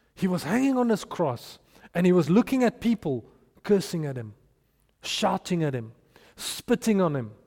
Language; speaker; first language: English; non-native, local second language; Afrikaans